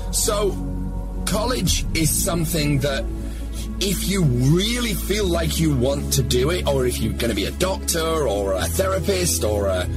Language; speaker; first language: English; native; English